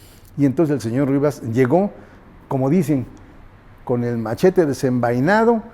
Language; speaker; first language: Spanish; native; Spanish